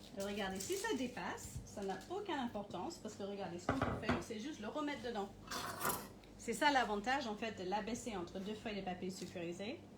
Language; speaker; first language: French; non-native, fluent; English